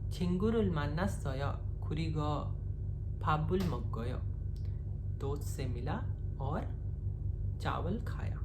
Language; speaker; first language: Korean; non-native, learner; Hindi